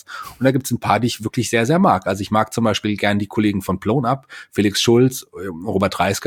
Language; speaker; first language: German; native; German